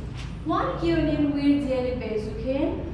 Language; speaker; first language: German; non-native, learner; Nepali